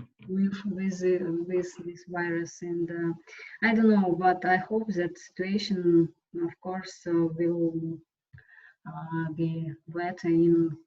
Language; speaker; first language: English; non-native, learner; Russian